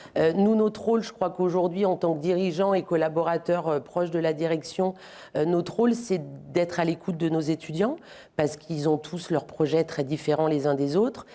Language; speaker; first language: French; native; French